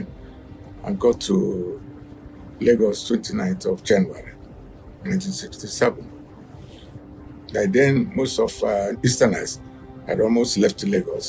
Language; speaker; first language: English; non-native, local second language; Igbo